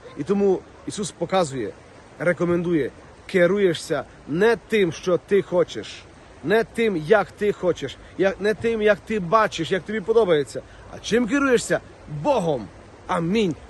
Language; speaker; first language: Ukrainian; native; Ukrainian